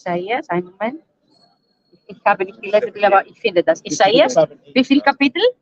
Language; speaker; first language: German; non-native, fluent; Greek